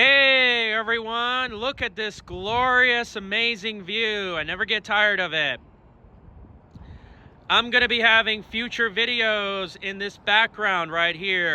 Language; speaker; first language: English; native; English